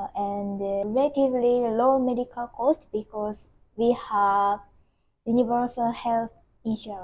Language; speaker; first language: English; non-native, learner; Japanese